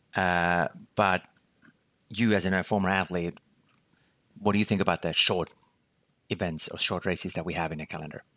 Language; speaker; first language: English; non-native, fluent; Finnish